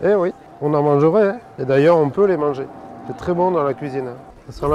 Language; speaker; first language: French; native; French